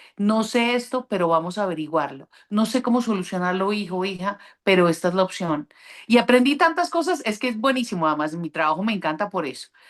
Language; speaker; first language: Spanish; native; Spanish